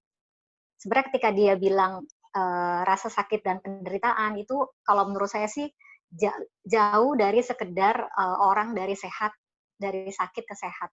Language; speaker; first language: Indonesian; native; Indonesian